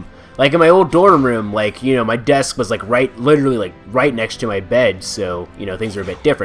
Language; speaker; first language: English; native; English